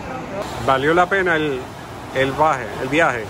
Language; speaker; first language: Spanish; native; Spanish